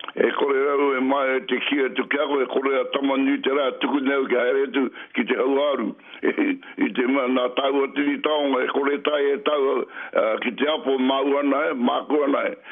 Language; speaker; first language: Māori; native; Māori